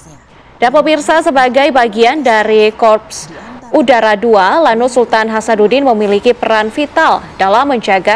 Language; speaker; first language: Indonesian; native; Indonesian